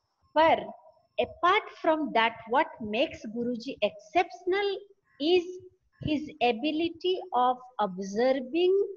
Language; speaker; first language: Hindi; non-native, local second language; Odia